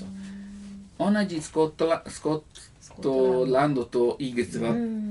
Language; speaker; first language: Japanese; non-native, learner; Italian